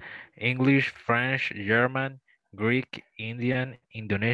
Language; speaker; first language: English; non-native, learner; Spanish